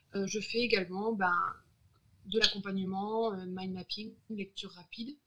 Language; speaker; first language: French; native; French